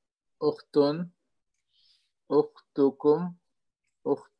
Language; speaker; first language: Arabic; non-native, learner; English